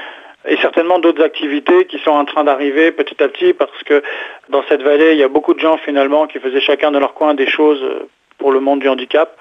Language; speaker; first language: French; native; French